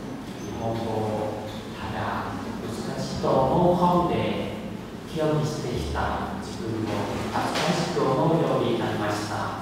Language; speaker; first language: Japanese; non-native, fluent; Thai